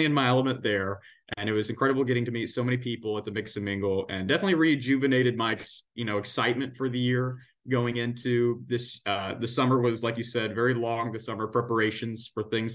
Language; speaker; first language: English; native; English